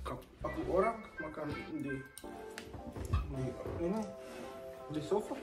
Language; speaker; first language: Indonesian; early bilingual, heritage; Indonesian